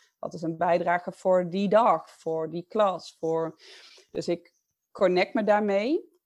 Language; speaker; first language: Dutch; native; Dutch